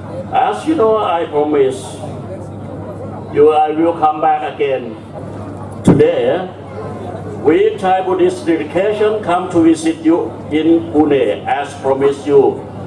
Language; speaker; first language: English; non-native, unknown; Thai